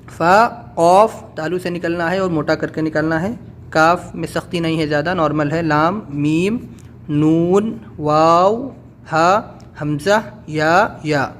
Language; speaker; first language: Urdu; native; Urdu